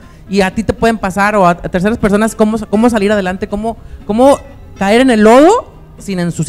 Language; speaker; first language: Spanish; native; Spanish